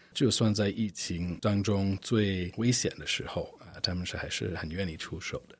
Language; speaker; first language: Chinese; non-native, fluent; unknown